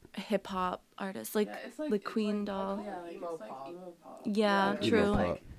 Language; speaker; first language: English; early bilingual, other home language; Portuguese